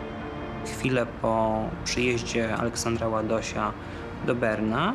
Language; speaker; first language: Polish; native; Polish